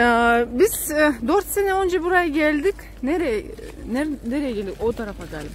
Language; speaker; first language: Turkish; non-native, fluent; Russian